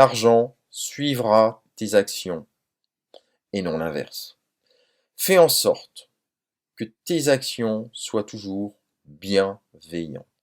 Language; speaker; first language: French; native; French